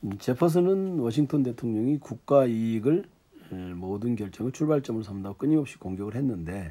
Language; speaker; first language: Korean; native; Korean